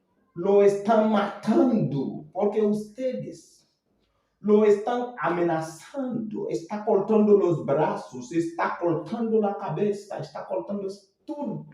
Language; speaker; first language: Spanish; non-native, fluent; Haitian Creole